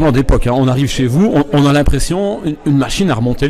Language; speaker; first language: French; native; French